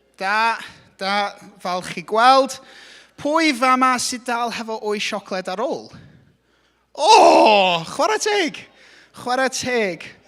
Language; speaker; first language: Welsh; non-native, local second language; English